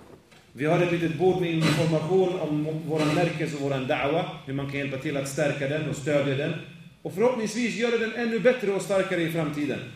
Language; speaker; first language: Swedish; native; Swedish